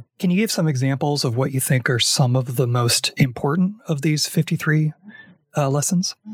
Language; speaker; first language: English; native; English